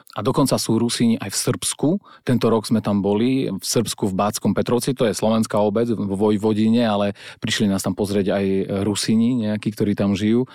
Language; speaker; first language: Slovak; non-native, local second language; Rusyn